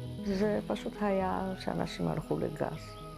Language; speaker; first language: Hebrew; non-native, fluent; Czech